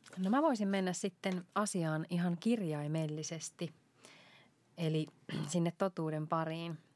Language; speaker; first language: Finnish; native; Finnish